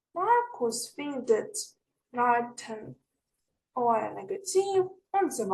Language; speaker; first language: German; non-native, fluent; Ukrainian